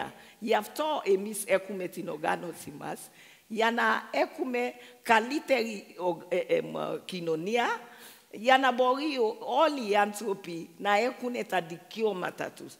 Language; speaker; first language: Greek; non-native, fluent; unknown